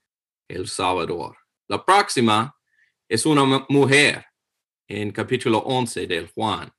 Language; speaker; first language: Spanish; non-native, fluent; English